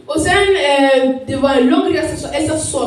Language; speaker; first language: Swedish; early bilingual, other home language; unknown